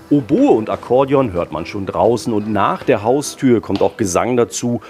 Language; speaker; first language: German; native; German